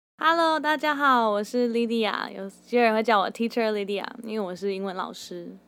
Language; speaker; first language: Chinese; early bilingual, heritage; Chinese